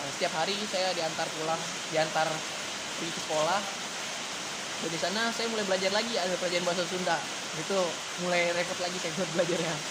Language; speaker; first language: Indonesian; native; Indonesian